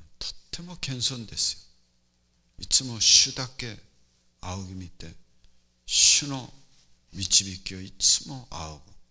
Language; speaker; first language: Japanese; non-native, fluent; Korean